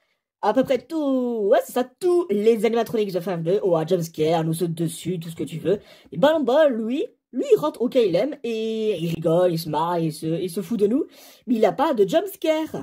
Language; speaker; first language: French; native; French